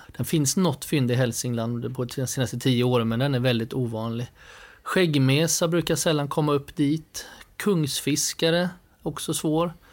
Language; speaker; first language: Swedish; native; Swedish